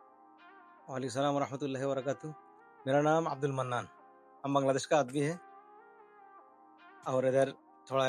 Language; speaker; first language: Hindi; non-native, fluent; Bangla